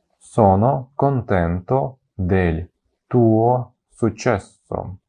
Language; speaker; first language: Italian; non-native, fluent; Ukrainian